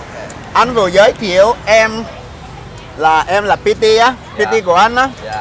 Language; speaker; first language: Vietnamese; non-native, fluent; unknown